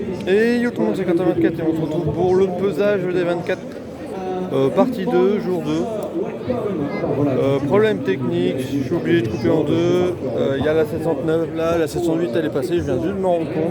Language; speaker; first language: French; native; French